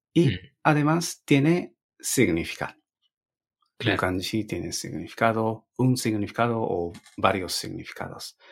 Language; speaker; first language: Spanish; non-native, fluent; Japanese